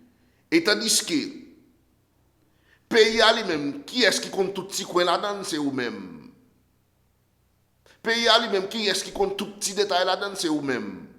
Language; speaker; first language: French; non-native, local second language; Haitian Creole